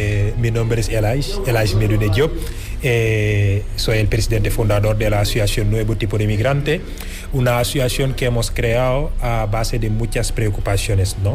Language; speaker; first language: Spanish; non-native, fluent; Wolof